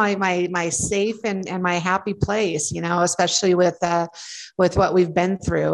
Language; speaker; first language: English; native; English